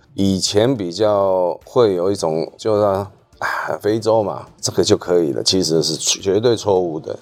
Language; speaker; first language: Chinese; native; Chinese